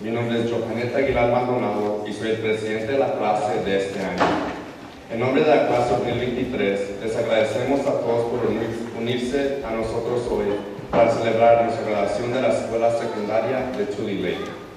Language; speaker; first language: Spanish; early bilingual, heritage; Spanish